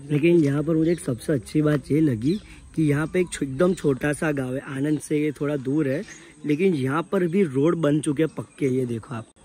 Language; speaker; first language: Hindi; non-native, local second language; Gujarati